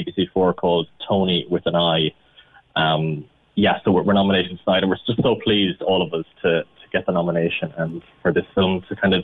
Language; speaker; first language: English; native; English